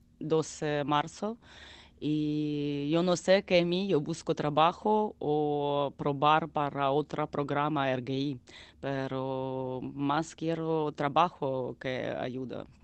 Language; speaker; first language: Spanish; non-native, learner; Ukrainian